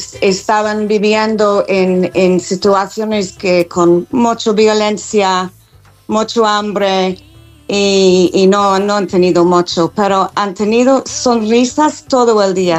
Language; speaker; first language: Spanish; non-native, fluent; English